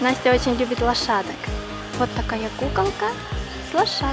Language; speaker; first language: Russian; native; Russian